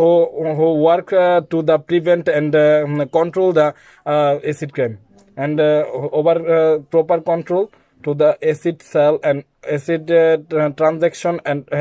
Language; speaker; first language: English; non-native, learner; Bangla